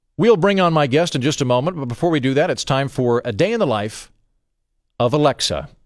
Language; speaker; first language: English; native; English